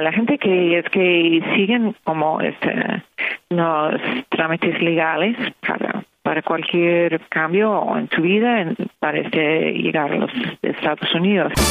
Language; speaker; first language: Spanish; non-native, fluent; English